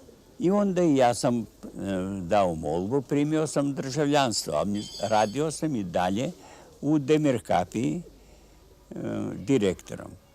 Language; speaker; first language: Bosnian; non-native, fluent; Russian